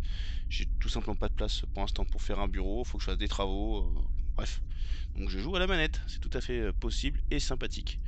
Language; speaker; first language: French; native; French